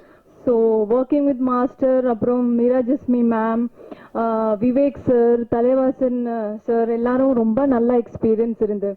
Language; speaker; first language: Tamil; non-native, learner; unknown